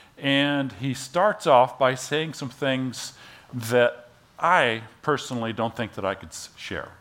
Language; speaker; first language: English; native; English